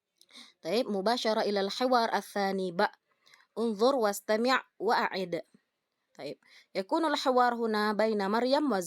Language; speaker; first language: Arabic; non-native, fluent; Indonesian